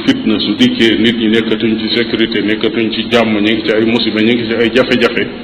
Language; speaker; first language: Wolof; native; Wolof